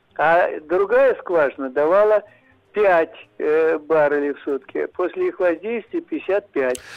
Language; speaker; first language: Russian; native; Russian